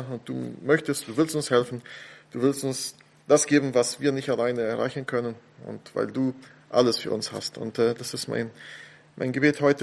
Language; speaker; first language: German; non-native, fluent; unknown